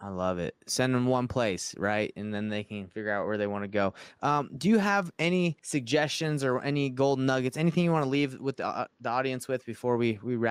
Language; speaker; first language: English; native; English